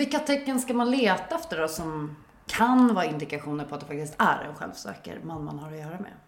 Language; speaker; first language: Swedish; native; Swedish